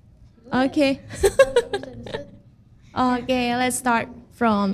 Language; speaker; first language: English; non-native, fluent; Indonesian